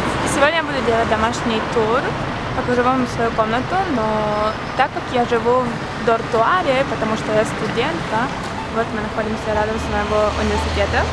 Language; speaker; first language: Russian; early bilingual, heritage; Russian